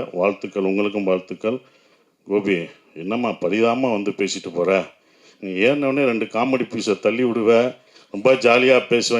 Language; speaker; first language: Tamil; native; Tamil